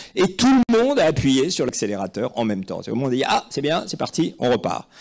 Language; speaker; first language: French; native; French